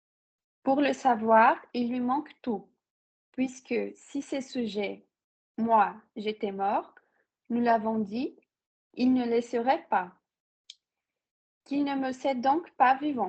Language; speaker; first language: French; non-native, fluent; Portuguese